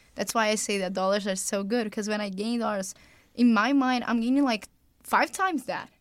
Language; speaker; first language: English; non-native, fluent; Portuguese